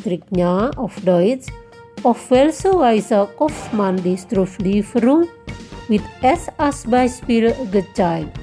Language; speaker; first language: German; non-native, fluent; Indonesian